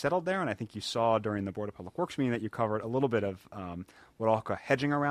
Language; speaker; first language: English; native; English